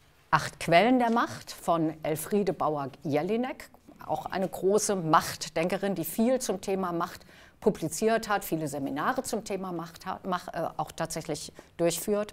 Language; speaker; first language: German; native; German